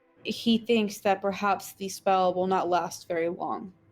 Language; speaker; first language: English; native; English